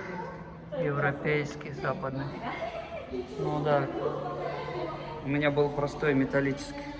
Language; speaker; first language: Russian; native; Russian